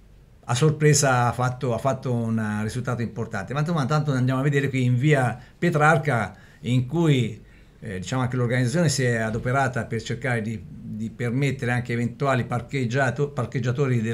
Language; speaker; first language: Italian; native; Italian